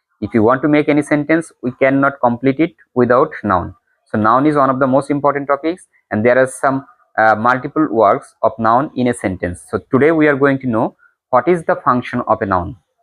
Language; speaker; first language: English; non-native, local second language; Bangla